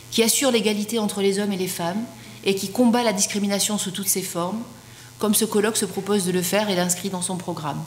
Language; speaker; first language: French; native; French